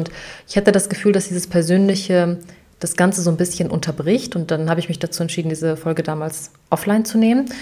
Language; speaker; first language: German; early bilingual, other home language; Arabic